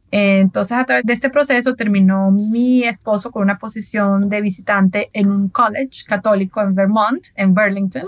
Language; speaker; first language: Spanish; native; Spanish